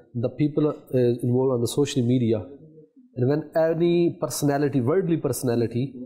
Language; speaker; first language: English; non-native, local second language; Urdu